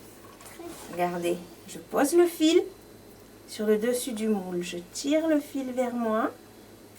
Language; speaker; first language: French; native; French